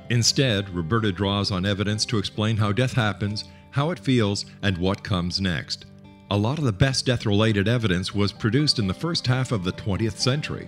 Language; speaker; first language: English; native; English